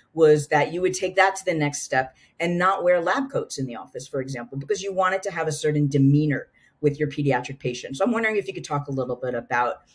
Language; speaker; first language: English; native; English